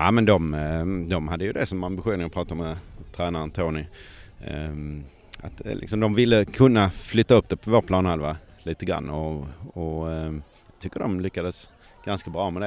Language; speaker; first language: Swedish; native; Swedish